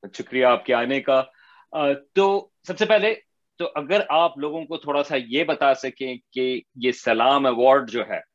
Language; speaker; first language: Urdu; native; Urdu